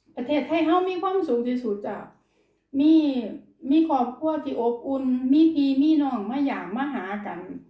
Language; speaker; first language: Thai; native; Thai